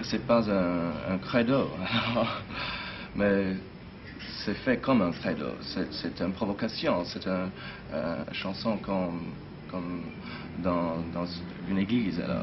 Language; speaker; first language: French; non-native, learner; English